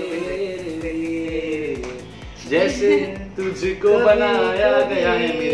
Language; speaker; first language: Hindi; non-native, local second language; Punjabi